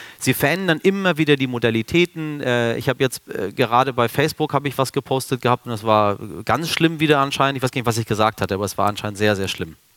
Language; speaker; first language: German; early bilingual, other home language; Persian